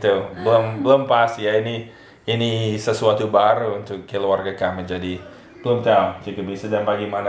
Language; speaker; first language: Indonesian; non-native, fluent; English